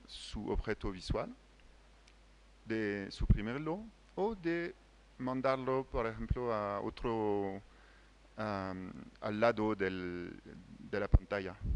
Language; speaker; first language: Spanish; non-native, fluent; French